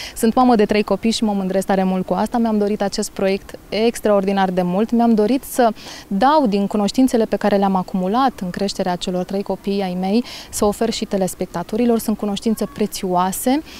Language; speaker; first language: Romanian; native; Romanian